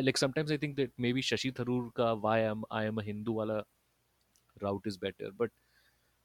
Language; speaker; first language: English; non-native, local second language; Bangla